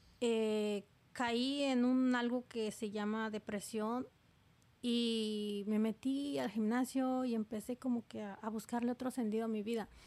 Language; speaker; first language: Spanish; native; Spanish